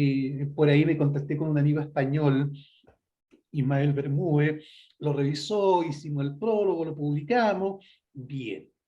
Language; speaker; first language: Spanish; native; Spanish